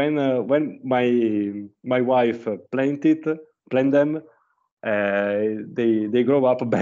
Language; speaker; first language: English; non-native, learner; Italian